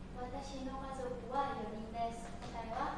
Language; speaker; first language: Japanese; non-native, learner; Indonesian